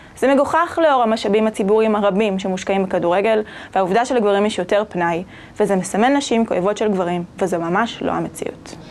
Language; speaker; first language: Hebrew; native; Hebrew